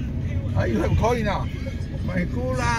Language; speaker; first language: English; non-native, learner; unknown